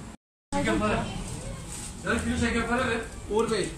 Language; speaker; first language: Turkish; native; Turkish